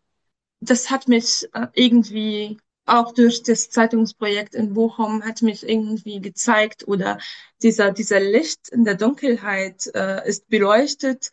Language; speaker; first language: German; non-native, fluent; Arabic